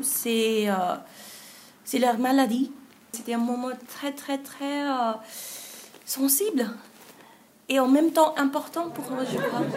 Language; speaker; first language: French; non-native, fluent; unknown